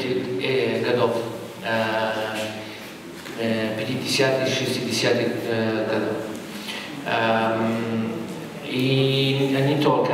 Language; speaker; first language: Russian; non-native, fluent; Italian